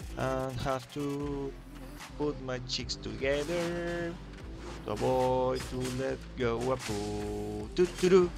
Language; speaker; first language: English; non-native, learner; Spanish